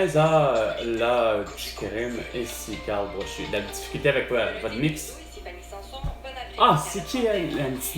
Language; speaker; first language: French; native; French